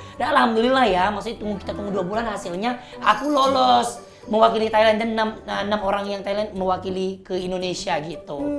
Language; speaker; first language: Indonesian; non-native, fluent; Thai